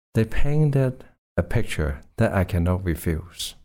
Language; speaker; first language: English; non-native, local second language; Cantonese